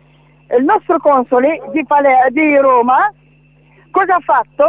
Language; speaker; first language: Italian; non-native, fluent; Arabic